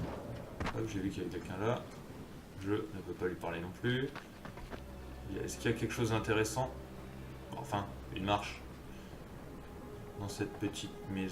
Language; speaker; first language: French; native; French